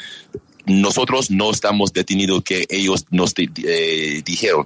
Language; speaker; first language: Spanish; non-native, learner; English